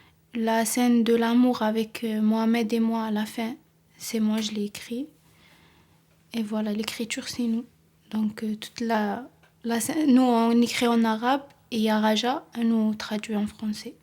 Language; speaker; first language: French; non-native, learner; Arabic